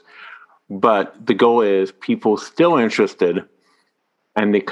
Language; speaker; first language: English; non-native, fluent; French